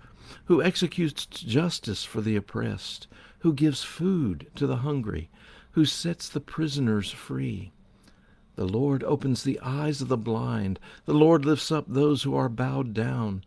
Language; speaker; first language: English; native; English